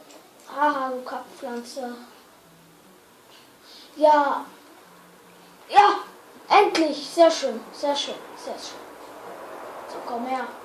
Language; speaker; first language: German; native; German